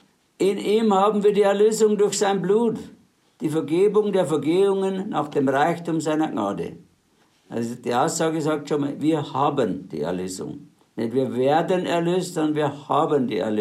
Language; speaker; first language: German; native; German